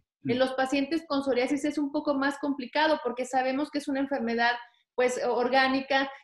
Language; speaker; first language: Spanish; native; Spanish